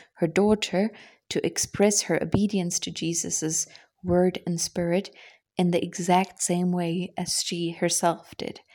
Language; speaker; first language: English; non-native, fluent; German